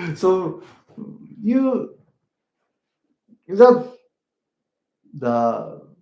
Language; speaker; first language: English; non-native, learner; Japanese